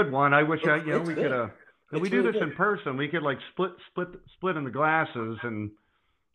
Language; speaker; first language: English; native; English